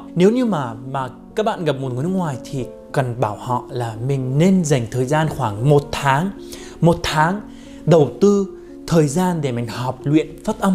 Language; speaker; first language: Vietnamese; non-native, fluent; Arabic